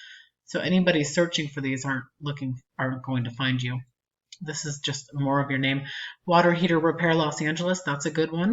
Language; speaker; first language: English; native; English